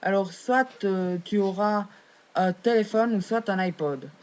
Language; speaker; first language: French; native; French